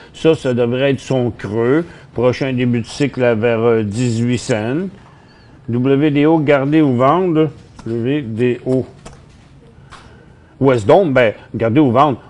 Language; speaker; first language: French; native; French